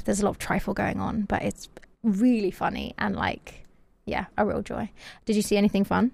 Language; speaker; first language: English; native; English